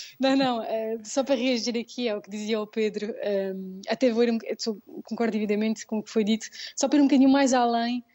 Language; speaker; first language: Portuguese; early bilingual, heritage; Portuguese